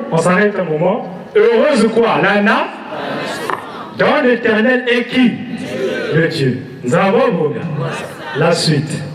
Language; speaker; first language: French; non-native, local second language; Lingala